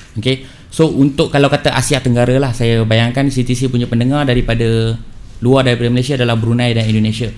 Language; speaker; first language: Malay; native; Malay